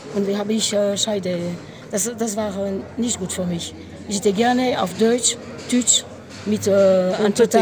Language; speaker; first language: German; non-native, learner; French